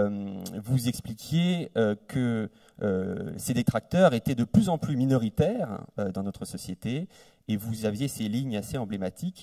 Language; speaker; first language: French; native; French